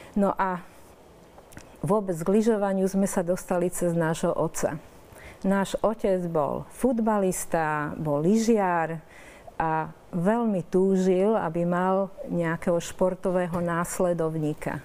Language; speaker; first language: Slovak; native; Slovak